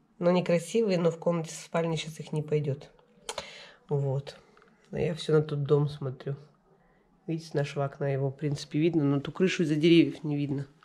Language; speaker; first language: Russian; native; Russian